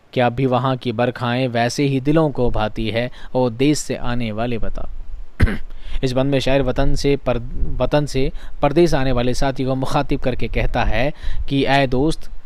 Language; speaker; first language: Hindi; native; Hindi